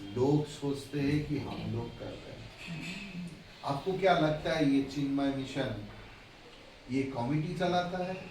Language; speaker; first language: Hindi; non-native, local second language; Bangla